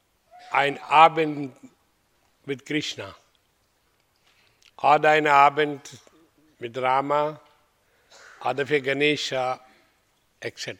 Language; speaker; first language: German; non-native, fluent; Hindi